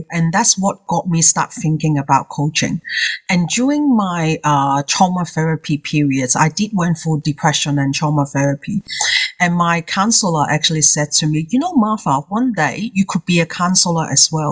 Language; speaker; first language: English; non-native, local second language; Cantonese